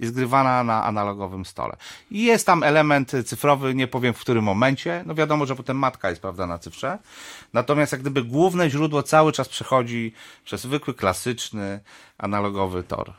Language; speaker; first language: Polish; native; Polish